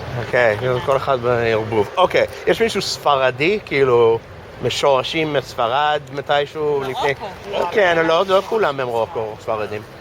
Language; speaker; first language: Hebrew; non-native, fluent; English